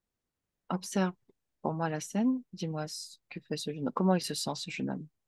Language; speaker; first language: French; native; French